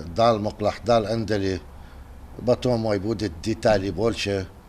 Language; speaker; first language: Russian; non-native, learner; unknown